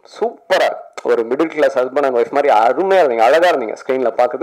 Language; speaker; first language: Tamil; native; Tamil